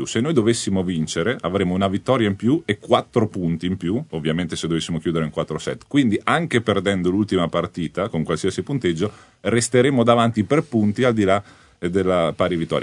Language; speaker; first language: Italian; native; Italian